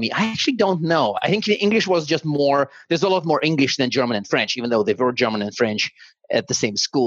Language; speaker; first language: English; non-native, fluent; Russian